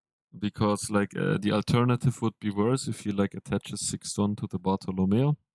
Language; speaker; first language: English; non-native, fluent; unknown